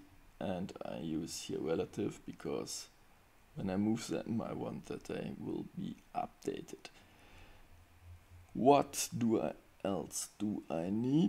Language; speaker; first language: English; non-native, fluent; German